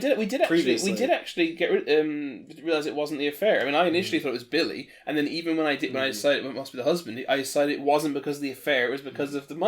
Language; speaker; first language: English; native; English